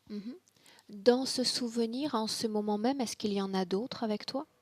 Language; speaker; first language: French; native; French